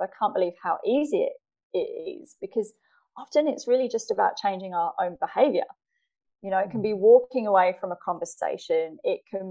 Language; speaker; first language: English; native; English